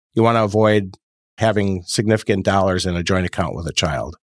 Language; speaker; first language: English; native; English